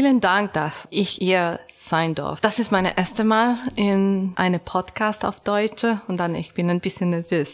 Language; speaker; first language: German; non-native, learner; Italian